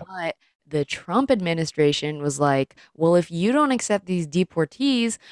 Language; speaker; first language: English; early bilingual, other home language; Filipino